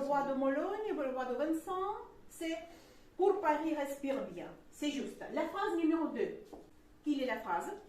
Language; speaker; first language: French; non-native, fluent; Russian